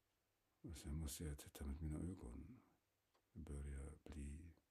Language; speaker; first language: Swedish; non-native, fluent; German